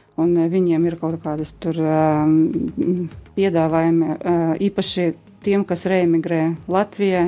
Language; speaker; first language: Latvian; non-native, local second language; Russian